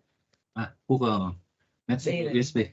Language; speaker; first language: French; non-native, fluent; Vietnamese